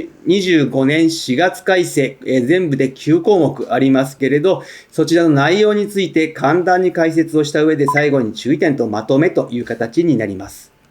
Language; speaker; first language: Japanese; native; Japanese